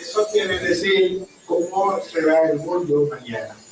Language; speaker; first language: Spanish; non-native, learner; Haitian Creole